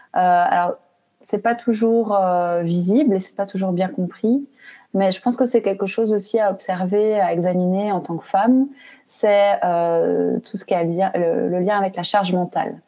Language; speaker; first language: French; native; French